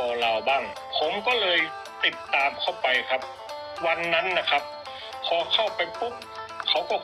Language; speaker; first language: Thai; native; Thai